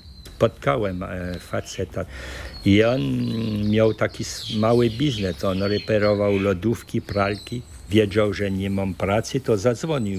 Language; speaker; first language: Polish; early bilingual, heritage; French